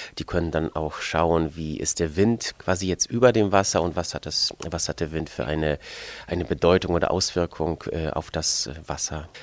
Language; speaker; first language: German; non-native, fluent; Polish